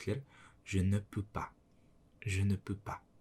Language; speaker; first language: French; non-native, learner; Mongolian